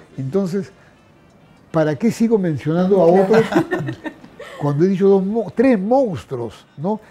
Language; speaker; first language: Spanish; native; Spanish